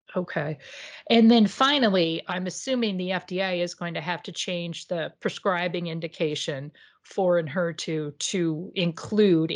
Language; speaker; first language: English; native; English